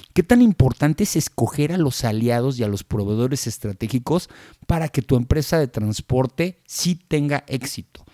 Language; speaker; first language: Spanish; native; Spanish